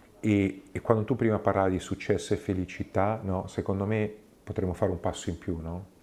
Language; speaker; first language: Italian; native; Italian